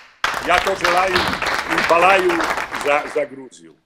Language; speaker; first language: Russian; non-native, learner; Croatian